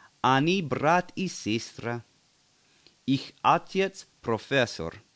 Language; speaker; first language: Russian; non-native, learner; English